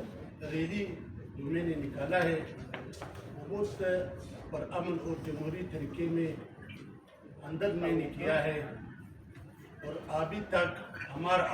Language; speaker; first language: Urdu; non-native, local second language; Pashto